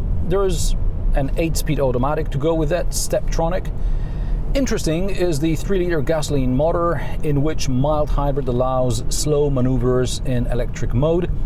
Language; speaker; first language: English; non-native, fluent; Polish